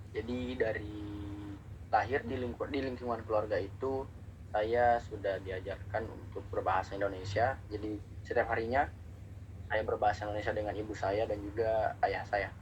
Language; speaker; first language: Indonesian; native; Indonesian